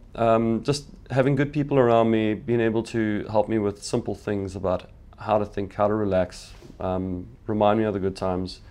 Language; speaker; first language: English; native; English